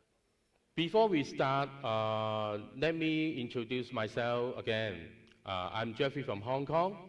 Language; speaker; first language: English; non-native, learner; Cantonese